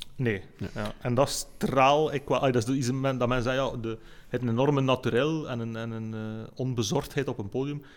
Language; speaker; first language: Dutch; native; Dutch